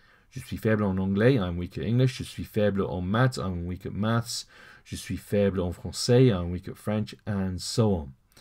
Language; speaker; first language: French; non-native, fluent; English